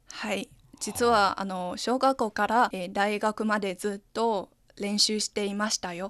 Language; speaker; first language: Japanese; non-native, learner; Chinese